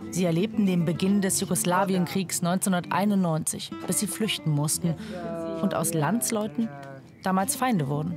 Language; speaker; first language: German; native; German